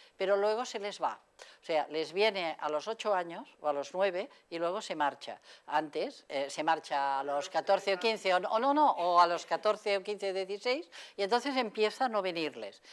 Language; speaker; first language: Spanish; non-native, local second language; Catalan